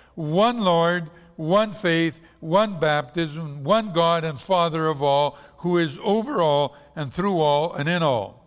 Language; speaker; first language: English; non-native, fluent; Portuguese